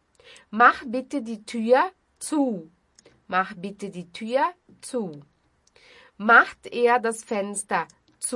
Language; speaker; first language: German; non-native, fluent; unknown